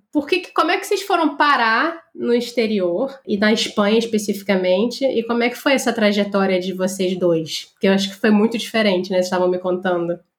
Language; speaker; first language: Portuguese; native; Portuguese